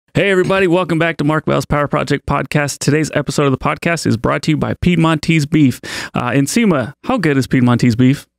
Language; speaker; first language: English; native; English